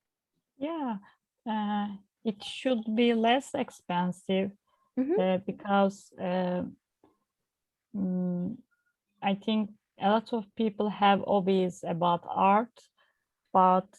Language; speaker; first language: English; non-native, learner; Turkish